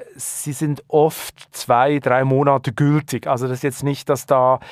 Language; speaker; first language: German; native; German